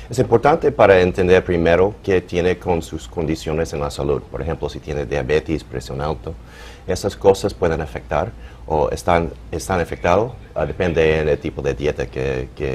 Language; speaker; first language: Spanish; early bilingual, heritage; English